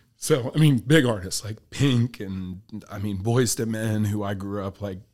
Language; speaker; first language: English; early bilingual, other home language; Filipino